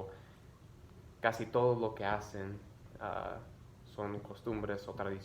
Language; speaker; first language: Spanish; early bilingual, other home language; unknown